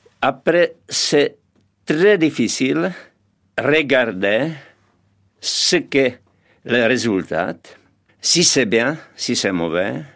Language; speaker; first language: French; non-native, fluent; Czech